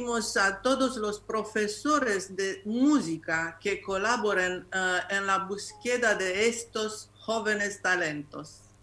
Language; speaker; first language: Spanish; non-native, learner; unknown